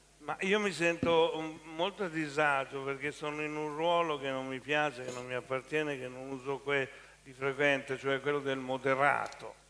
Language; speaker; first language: Italian; native; Italian